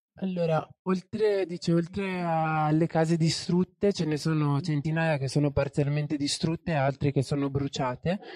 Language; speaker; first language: Italian; native; Italian